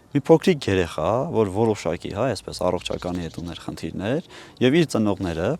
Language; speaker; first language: Armenian; native; Armenian